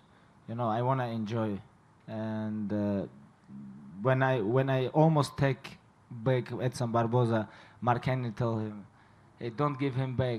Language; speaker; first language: English; non-native, learner; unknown